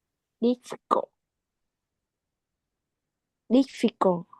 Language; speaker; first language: English; non-native, learner; Vietnamese